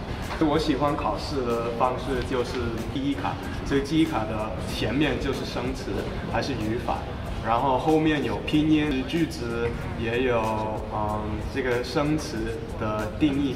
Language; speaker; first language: Chinese; non-native, fluent; English